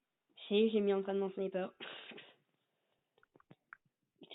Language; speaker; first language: French; native; French